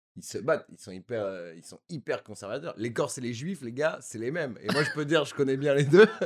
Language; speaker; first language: French; native; French